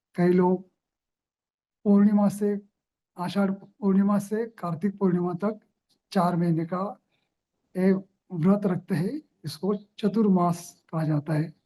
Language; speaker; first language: Hindi; non-native, local second language; Marathi